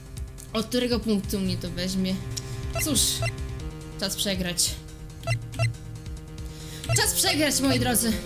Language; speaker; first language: Polish; native; Polish